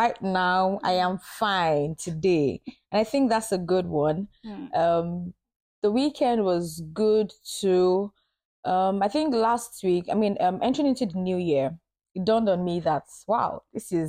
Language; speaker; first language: English; non-native, local second language; Yoruba